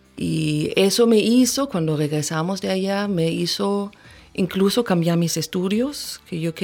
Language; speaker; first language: Spanish; non-native, fluent; German